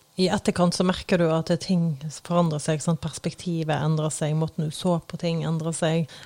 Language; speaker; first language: Norwegian; native; Norwegian